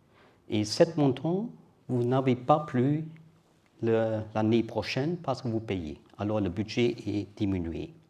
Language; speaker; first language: French; non-native, learner; German